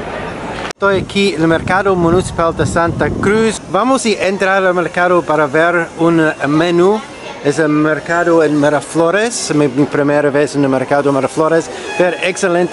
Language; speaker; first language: Spanish; non-native, learner; English